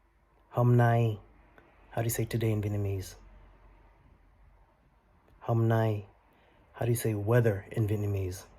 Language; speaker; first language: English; early bilingual, other home language; Vietnamese